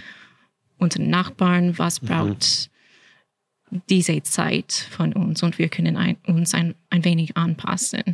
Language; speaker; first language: German; non-native, fluent; English